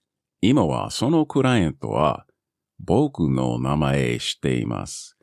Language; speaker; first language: Japanese; non-native, learner; English